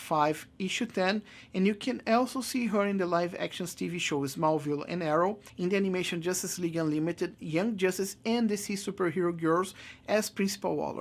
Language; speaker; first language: English; non-native, fluent; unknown